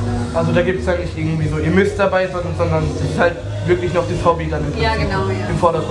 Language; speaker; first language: German; native; German